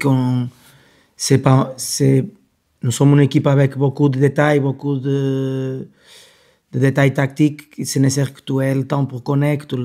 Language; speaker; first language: French; non-native, fluent; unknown